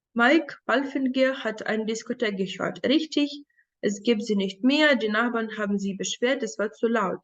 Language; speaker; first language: German; non-native, fluent; Ukrainian